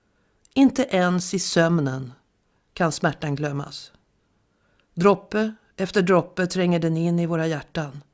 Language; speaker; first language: Swedish; native; Swedish